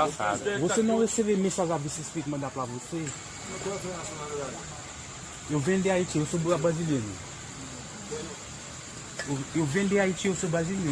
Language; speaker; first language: Portuguese; non-native, learner; Haitian Creole